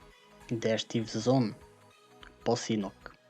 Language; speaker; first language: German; non-native, fluent; Macedonian